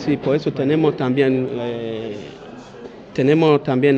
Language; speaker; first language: Spanish; non-native, learner; Bini